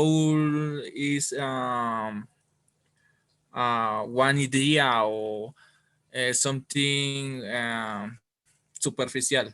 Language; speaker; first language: English; non-native, learner; Spanish